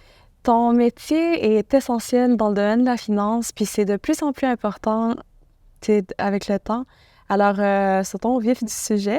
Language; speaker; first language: French; native; French